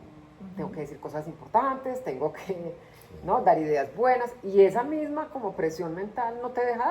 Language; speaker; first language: Spanish; native; Spanish